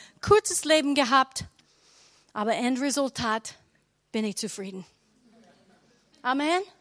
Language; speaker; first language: German; non-native, learner; English